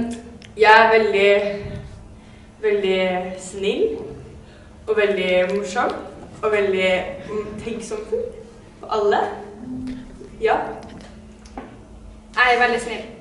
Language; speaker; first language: Norwegian; native; Norwegian